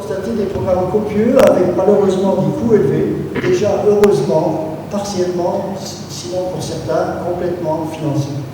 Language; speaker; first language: French; native; French